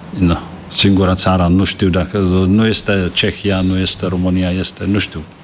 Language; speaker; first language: Romanian; non-native, learner; Czech